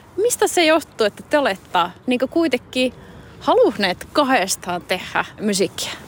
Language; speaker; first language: Finnish; native; Finnish